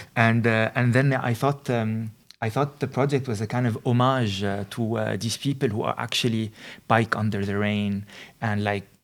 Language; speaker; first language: English; non-native, fluent; Arabic